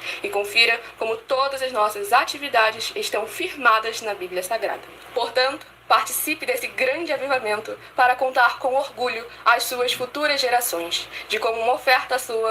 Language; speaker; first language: Portuguese; native; Portuguese